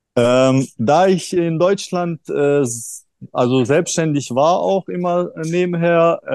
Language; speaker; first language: German; early bilingual, other home language; Russian